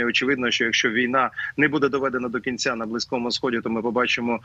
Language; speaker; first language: Ukrainian; native; Ukrainian